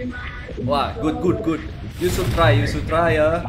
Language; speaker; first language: English; non-native, learner; Indonesian